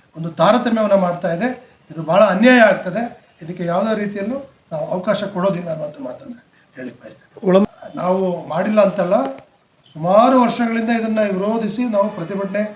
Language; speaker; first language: Kannada; non-native, local second language; Lambadi